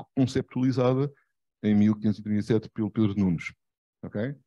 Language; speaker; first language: Portuguese; native; Portuguese